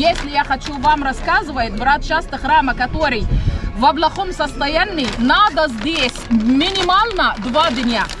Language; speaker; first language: Russian; non-native, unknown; Arabic